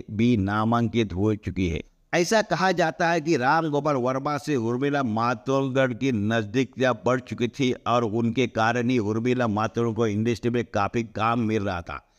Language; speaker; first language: Hindi; non-native, local second language; Marathi